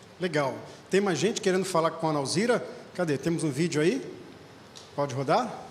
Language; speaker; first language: Portuguese; native; Portuguese